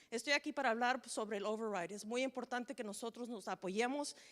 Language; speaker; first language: Spanish; early bilingual, other home language; English